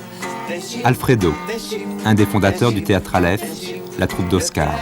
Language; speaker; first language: French; native; French